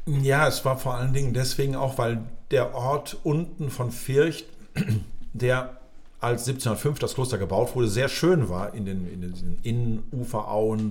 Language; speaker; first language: German; native; German